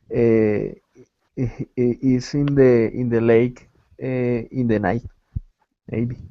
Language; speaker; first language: English; non-native, learner; Spanish